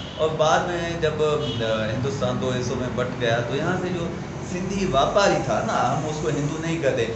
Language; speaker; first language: Urdu; non-native, local second language; Sindhi